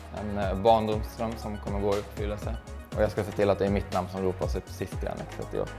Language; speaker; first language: Swedish; native; Swedish